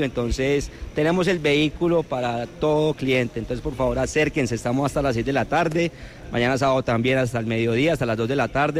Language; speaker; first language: Spanish; native; Spanish